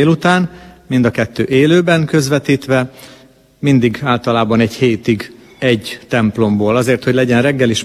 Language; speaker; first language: Hungarian; native; Hungarian